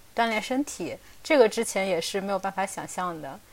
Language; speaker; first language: Chinese; native; Chinese